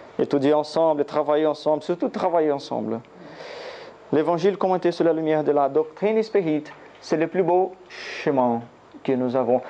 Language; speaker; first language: French; non-native, learner; Portuguese